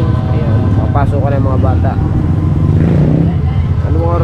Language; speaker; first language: Filipino; native; Filipino